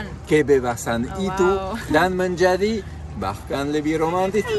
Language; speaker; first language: Indonesian; non-native, fluent; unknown